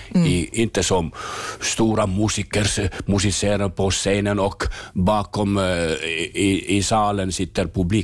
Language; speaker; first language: Swedish; non-native, learner; Finnish